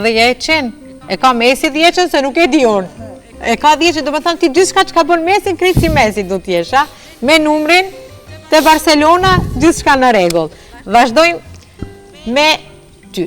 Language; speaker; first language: Albanian; native; Albanian